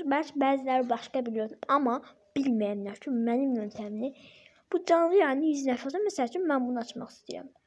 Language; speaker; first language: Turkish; non-native, learner; Azerbaijani